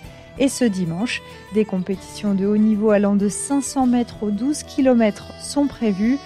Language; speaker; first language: French; native; French